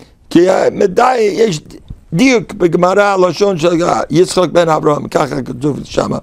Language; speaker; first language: Hebrew; non-native, fluent; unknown